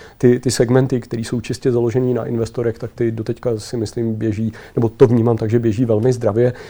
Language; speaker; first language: Czech; native; Czech